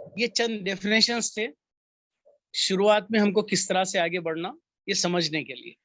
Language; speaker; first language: Urdu; native; Urdu